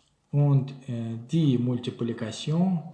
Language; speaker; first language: German; non-native, learner; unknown